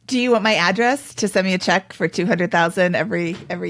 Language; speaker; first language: English; native; English